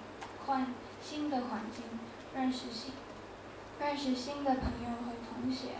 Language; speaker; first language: Chinese; non-native, learner; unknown